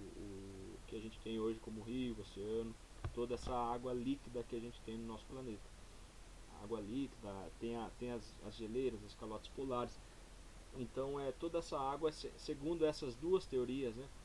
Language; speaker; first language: Portuguese; native; Portuguese